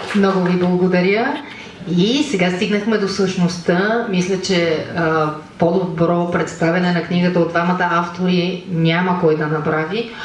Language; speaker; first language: Bulgarian; native; Bulgarian